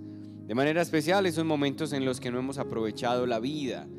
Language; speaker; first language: Spanish; native; Spanish